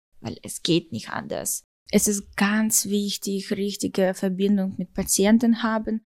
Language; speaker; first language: German; non-native, fluent; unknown